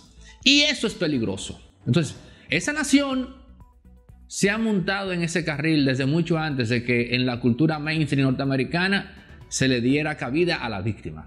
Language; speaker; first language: Spanish; native; Spanish